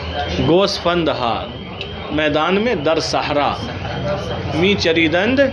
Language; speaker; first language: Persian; non-native, fluent; Urdu